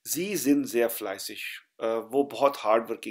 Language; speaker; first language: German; non-native, fluent; Urdu